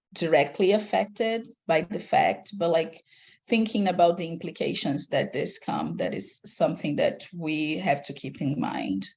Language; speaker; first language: English; non-native, fluent; Portuguese